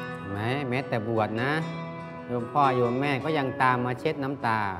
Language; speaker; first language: Thai; native; Thai